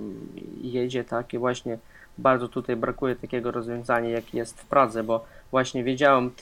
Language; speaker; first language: Polish; non-native, fluent; Russian